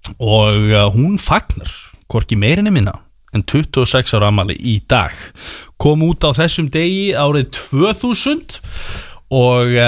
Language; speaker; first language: Icelandic; native; Icelandic